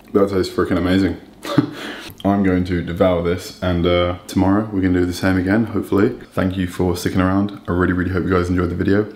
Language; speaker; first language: English; native; English